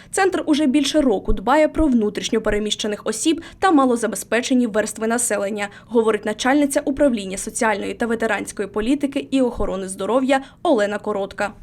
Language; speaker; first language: Ukrainian; native; Ukrainian